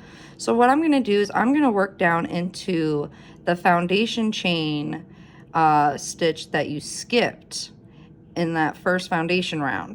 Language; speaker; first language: English; native; English